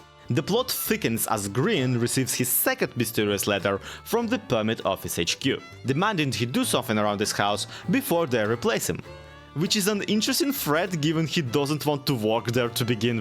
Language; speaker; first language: English; native; English